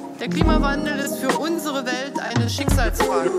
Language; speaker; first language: German; non-native, fluent; French